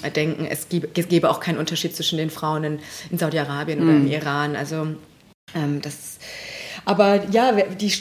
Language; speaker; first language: German; early bilingual, other home language; Persian